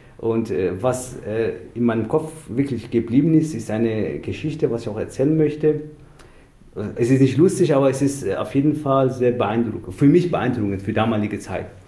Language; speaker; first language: German; non-native, fluent; Persian